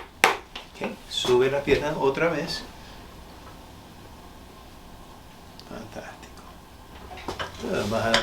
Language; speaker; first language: Spanish; early bilingual, heritage; Spanish